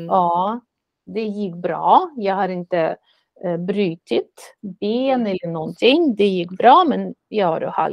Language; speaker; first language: Swedish; non-native, fluent; Russian